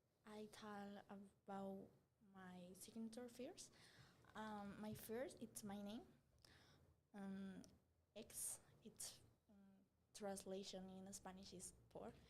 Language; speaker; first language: English; non-native, learner; Spanish